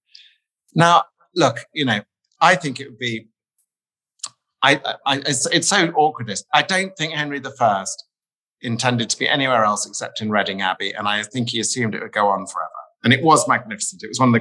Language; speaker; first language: English; native; English